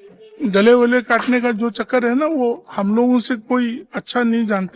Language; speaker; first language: Hindi; non-native, local second language; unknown